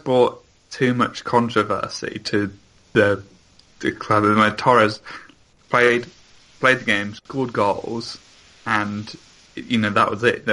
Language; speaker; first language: English; native; English